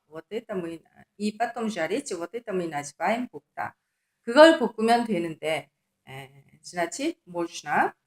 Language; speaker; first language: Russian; non-native, learner; Korean